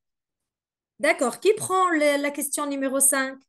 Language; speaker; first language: French; non-native, fluent; Arabic